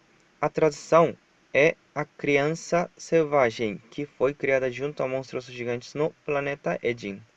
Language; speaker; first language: Portuguese; non-native, fluent; Japanese